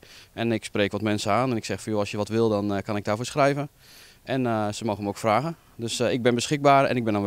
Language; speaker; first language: Dutch; native; Dutch